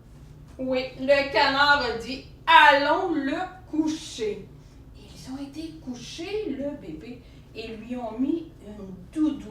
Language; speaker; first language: French; native; French